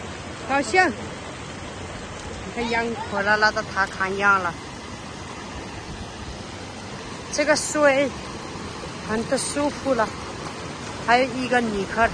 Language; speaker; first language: Chinese; non-native, learner; Nepali